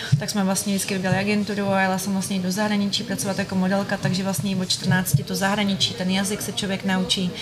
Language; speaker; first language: Czech; early bilingual, other home language; Ukrainian